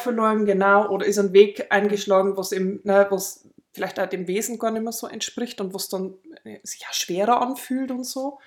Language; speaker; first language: German; native; German